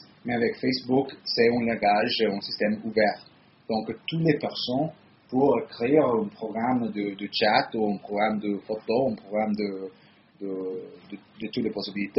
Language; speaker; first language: French; non-native, fluent; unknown